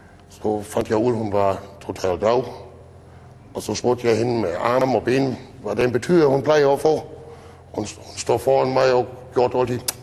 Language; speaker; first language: Danish; non-native, fluent; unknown